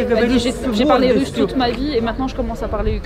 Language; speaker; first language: French; native; French